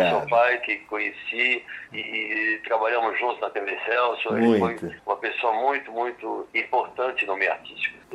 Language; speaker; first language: Portuguese; early bilingual, other home language; French